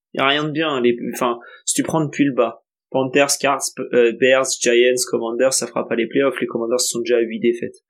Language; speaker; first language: French; native; French